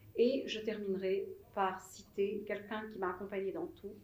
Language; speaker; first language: French; non-native, local second language; Arabic